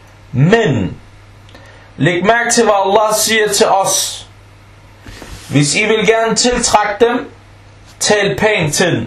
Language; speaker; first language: Danish; non-native, fluent; Arabic